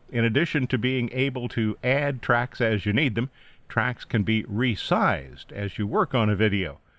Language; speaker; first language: English; native; English